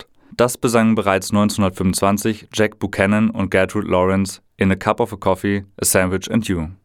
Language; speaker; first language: German; native; German